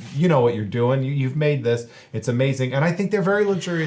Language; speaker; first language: English; native; English